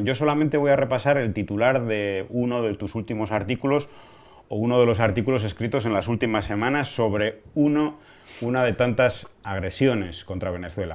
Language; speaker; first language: Spanish; native; Spanish